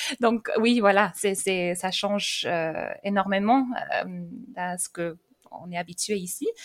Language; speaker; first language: French; early bilingual, other home language; English